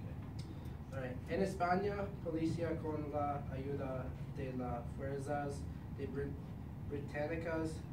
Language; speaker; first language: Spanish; non-native, learner; English